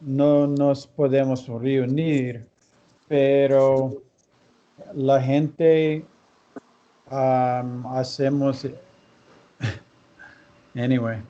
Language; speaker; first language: Spanish; non-native, learner; English